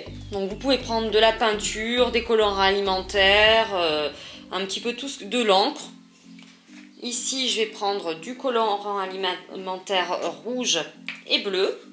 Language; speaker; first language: French; native; French